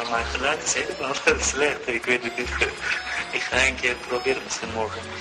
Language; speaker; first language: Dutch; non-native, learner; Turkish